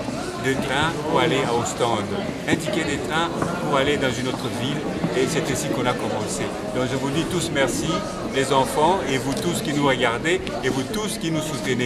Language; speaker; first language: French; native; French